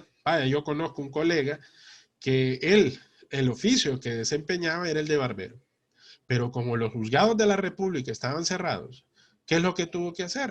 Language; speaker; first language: Spanish; native; Spanish